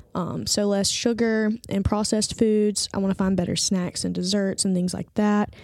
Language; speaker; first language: English; native; English